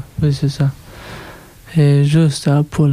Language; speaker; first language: French; non-native, learner; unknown